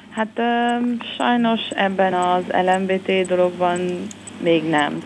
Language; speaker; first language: Hungarian; non-native, fluent; Spanish